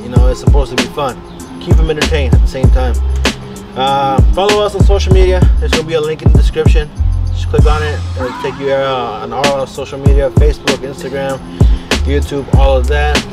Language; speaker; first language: English; early bilingual, other home language; Spanish